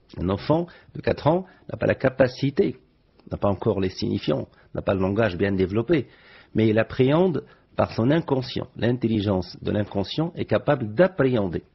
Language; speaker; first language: French; non-native, local second language; Arabic